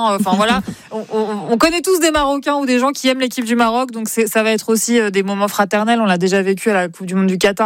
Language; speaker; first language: French; native; French